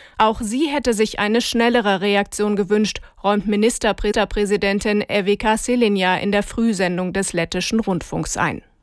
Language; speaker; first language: German; native; German